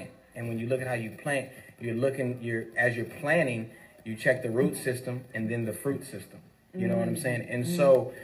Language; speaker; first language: English; native; English